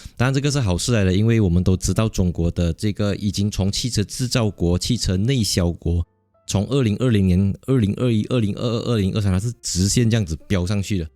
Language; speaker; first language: Chinese; native; Chinese